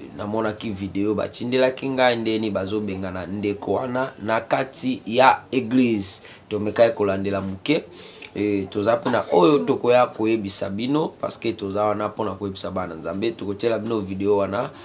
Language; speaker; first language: Lingala; native; Lingala